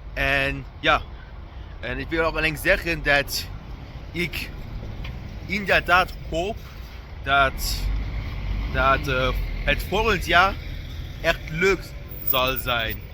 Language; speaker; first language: Dutch; non-native, learner; Luxembourgish